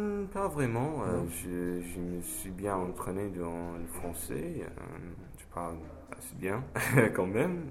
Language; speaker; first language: French; non-native, fluent; English